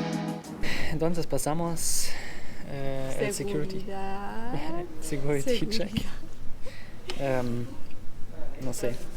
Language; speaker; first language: Spanish; non-native, learner; German